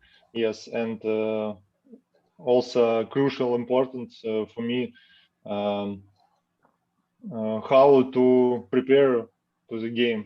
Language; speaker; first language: English; non-native, learner; Russian